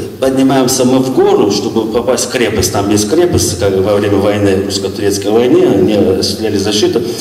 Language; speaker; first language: Russian; non-native, local second language; Azerbaijani